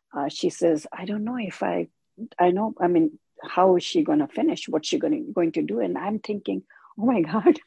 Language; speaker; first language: English; non-native, local second language; Hindi